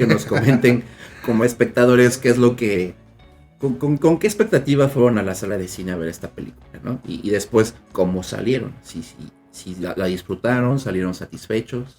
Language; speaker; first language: Spanish; native; Spanish